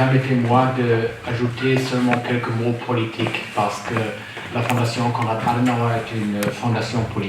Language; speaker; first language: French; non-native, fluent; German